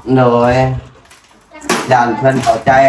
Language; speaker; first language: Thai; non-native, local second language; Lao